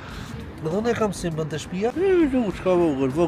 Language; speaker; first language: Albanian; native; Albanian